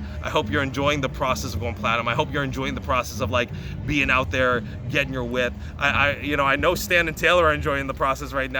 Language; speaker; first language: English; native; English